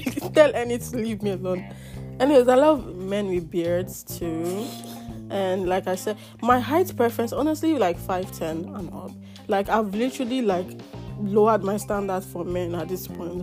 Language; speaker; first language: English; non-native, local second language; Yoruba